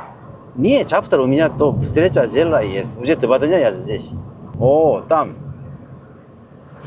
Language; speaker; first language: Russian; non-native, learner; Korean